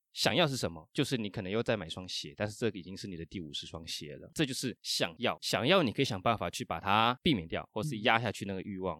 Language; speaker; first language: Chinese; non-native, fluent; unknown